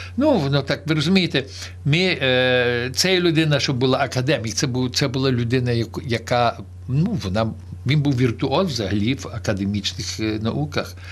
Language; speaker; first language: Ukrainian; early bilingual, heritage; Ukrainian